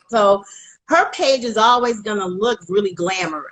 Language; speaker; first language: English; native; English